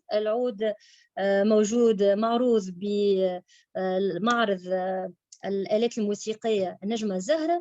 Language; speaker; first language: Arabic; native; Arabic